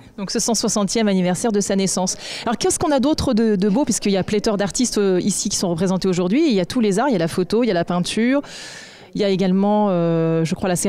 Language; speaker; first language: French; native; French